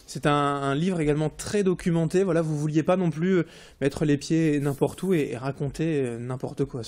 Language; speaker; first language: French; native; French